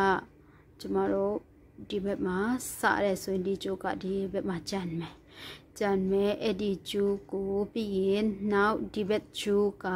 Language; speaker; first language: Burmese; non-native, local second language; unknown